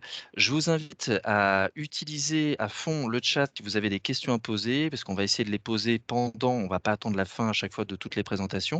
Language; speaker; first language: French; native; French